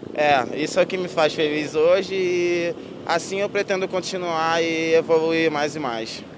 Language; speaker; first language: Portuguese; native; Portuguese